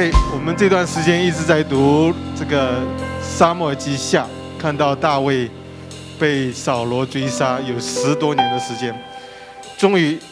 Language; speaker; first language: Chinese; native; Chinese